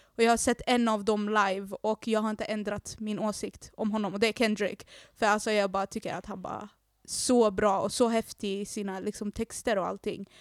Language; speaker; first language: Swedish; early bilingual, other home language; Arabic